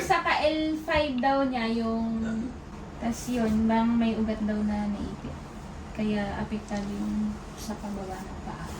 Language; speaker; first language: Filipino; non-native, local second language; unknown